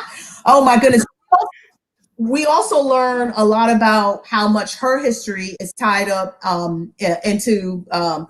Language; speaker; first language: English; native; English